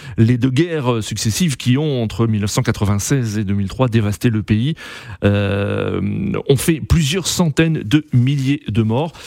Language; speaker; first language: French; native; French